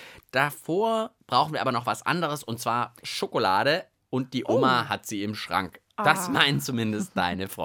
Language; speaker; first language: German; native; German